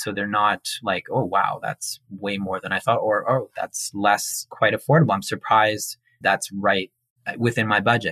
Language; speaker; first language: English; native; English